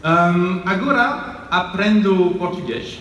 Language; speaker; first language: Portuguese; non-native, learner; French